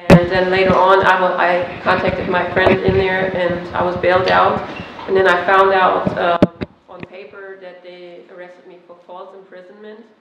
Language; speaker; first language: English; non-native, fluent; Persian